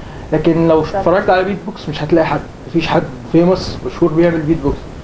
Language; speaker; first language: Arabic; native; Arabic